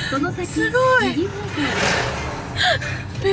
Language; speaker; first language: Japanese; native; Japanese